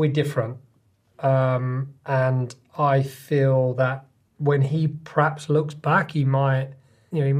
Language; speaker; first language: English; native; English